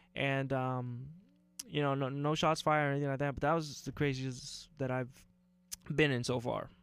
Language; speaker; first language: English; native; English